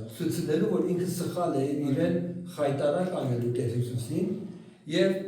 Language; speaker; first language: Armenian; early bilingual, heritage; Armenian